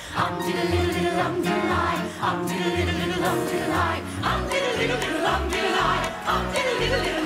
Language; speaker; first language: English; native; English